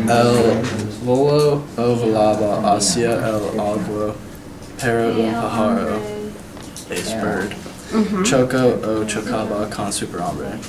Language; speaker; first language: Spanish; non-native, learner; English